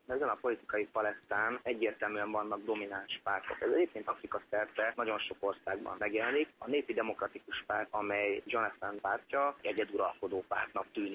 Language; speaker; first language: Hungarian; native; Hungarian